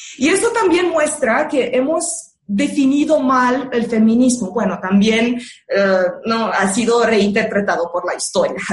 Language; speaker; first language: Spanish; non-native, fluent; Romanian